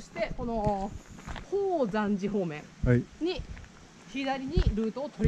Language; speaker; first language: Japanese; native; Japanese